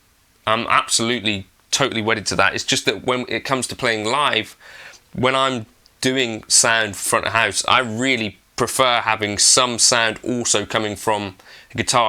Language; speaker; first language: English; native; English